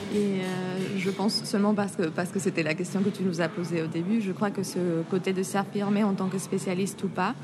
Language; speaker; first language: French; non-native, fluent; Spanish